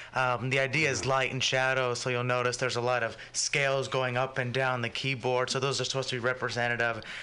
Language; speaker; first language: English; native; English